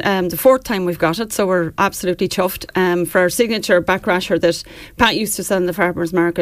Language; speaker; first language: English; native; English